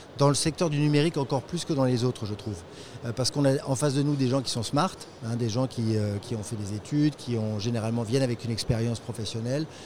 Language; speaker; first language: French; native; French